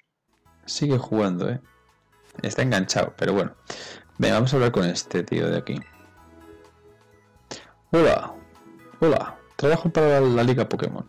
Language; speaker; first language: Spanish; native; Spanish